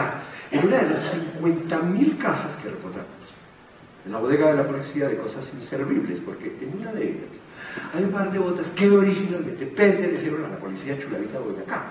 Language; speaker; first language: Spanish; native; Spanish